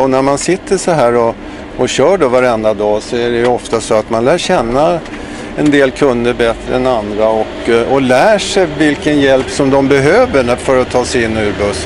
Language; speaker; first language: Swedish; native; Swedish